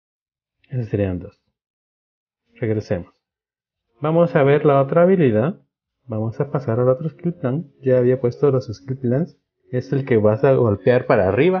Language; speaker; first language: Spanish; native; Spanish